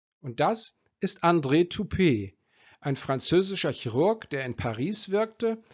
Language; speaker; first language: German; native; German